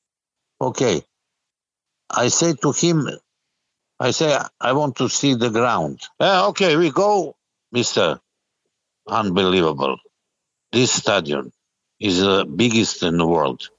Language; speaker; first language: English; non-native, learner; Serbian